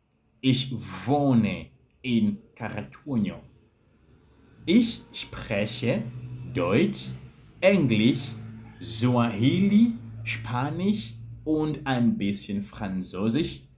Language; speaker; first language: German; non-native, learner; English